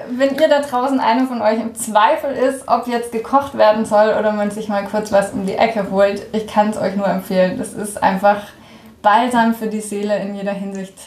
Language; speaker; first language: German; early bilingual, heritage; German